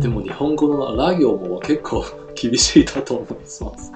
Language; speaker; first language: Japanese; non-native, fluent; Chinese